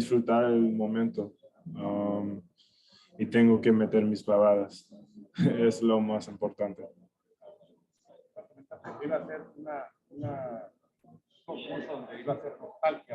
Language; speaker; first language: Spanish; early bilingual, heritage; English